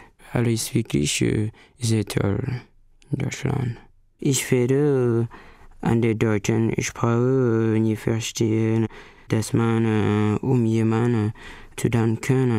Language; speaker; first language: German; non-native, learner; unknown